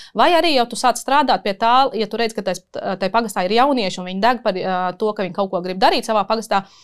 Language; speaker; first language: Latvian; native; Latvian